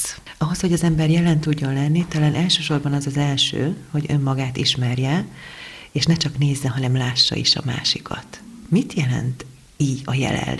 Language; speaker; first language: Hungarian; native; Hungarian